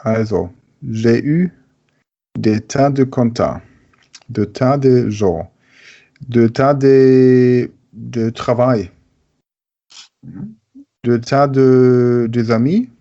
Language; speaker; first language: French; non-native, learner; German